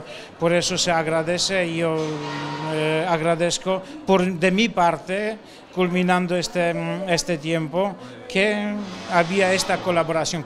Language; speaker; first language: Spanish; non-native, fluent; Polish